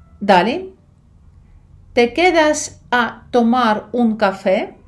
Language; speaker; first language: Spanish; non-native, fluent; Ukrainian